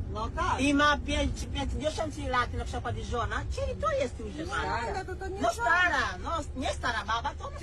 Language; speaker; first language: Polish; non-native, learner; Swahili